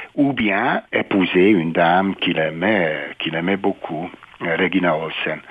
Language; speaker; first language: French; non-native, fluent; Hungarian